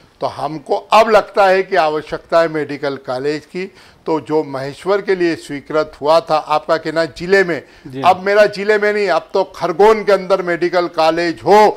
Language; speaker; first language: Hindi; native; Hindi